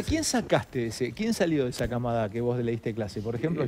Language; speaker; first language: Spanish; native; Spanish